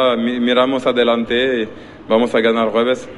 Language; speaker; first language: Spanish; non-native, learner; French